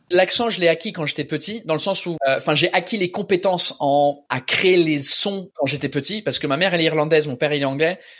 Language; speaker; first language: French; early bilingual, other home language; English